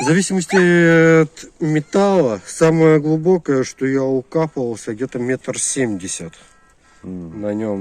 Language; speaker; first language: Russian; native; Russian